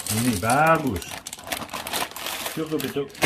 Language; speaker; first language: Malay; non-native, learner; English